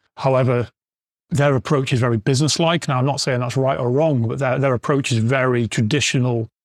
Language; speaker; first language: English; native; English